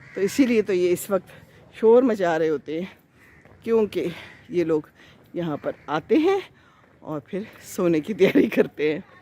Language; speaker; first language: Urdu; non-native, local second language; Punjabi